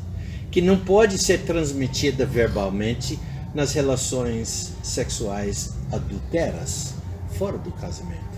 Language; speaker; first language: Portuguese; non-native, fluent; English